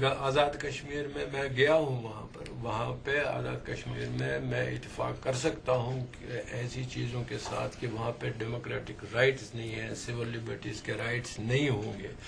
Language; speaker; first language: Urdu; non-native, local second language; Kashmiri